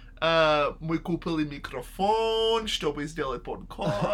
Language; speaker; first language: Russian; non-native, learner; English